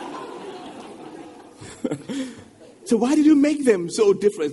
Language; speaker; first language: English; non-native, local second language; Yoruba